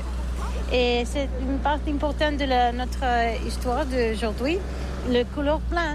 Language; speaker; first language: French; non-native, learner; Catalan